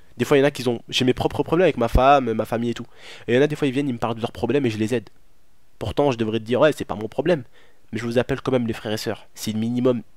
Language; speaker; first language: French; early bilingual, other home language; Arabic